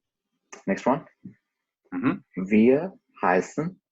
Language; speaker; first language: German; non-native, learner; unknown